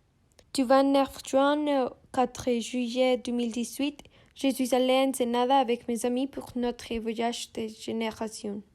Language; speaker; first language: French; non-native, learner; Spanish